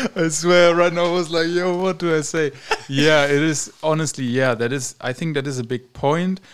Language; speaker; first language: English; non-native, fluent; German